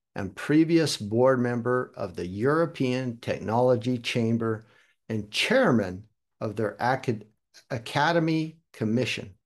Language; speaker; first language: English; early bilingual, other home language; German